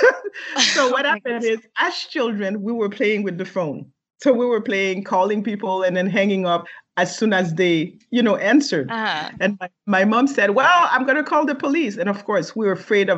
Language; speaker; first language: English; early bilingual, other home language; French